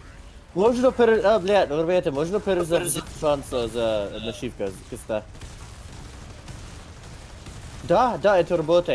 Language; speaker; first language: Russian; non-native, learner; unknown